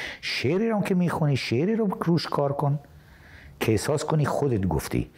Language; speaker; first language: Persian; native; Persian